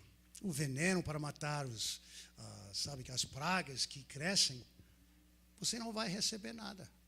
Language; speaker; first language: Portuguese; non-native, fluent; English